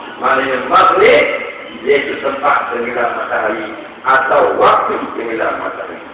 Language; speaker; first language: Malay; native; Malay